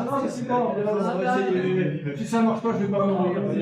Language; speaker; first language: French; native; French